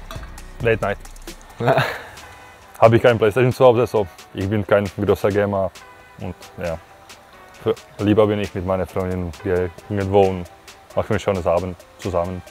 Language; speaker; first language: German; non-native, fluent; Czech